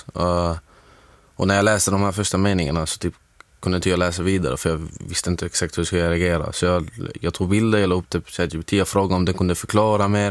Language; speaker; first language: Swedish; non-native, fluent; Arabic